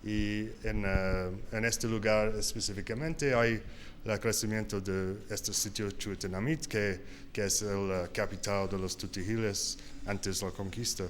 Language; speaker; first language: Spanish; non-native, learner; English